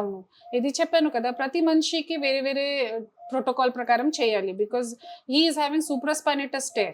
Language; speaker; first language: Telugu; non-native, local second language; Hindi